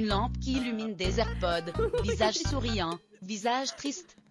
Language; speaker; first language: French; native; French